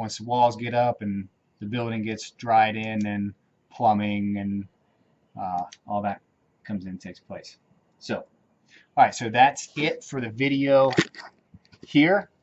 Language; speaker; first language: English; native; English